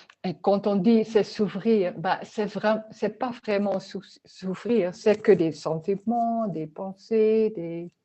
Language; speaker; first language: French; non-native, learner; Dutch